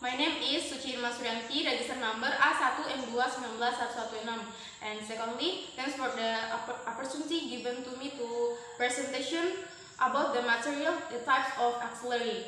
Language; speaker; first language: English; non-native, learner; Indonesian